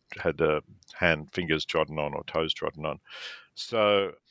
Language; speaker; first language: English; native; English